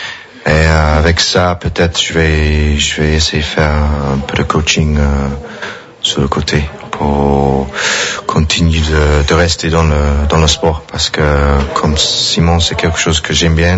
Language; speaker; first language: French; non-native, fluent; English